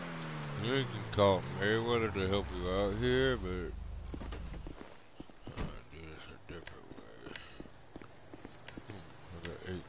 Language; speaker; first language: English; native; English